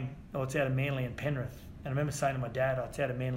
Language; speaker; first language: English; native; English